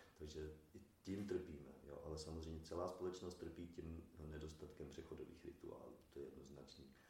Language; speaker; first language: Czech; native; Czech